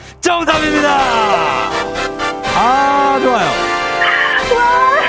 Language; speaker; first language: Korean; native; Korean